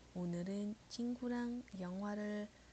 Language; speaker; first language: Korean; non-native, learner; Iloko